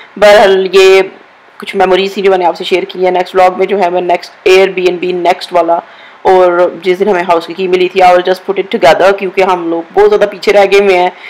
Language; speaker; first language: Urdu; native; Urdu